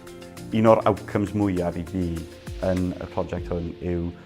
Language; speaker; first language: Welsh; non-native, local second language; English